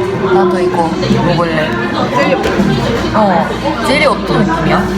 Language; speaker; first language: Korean; non-native, fluent; Japanese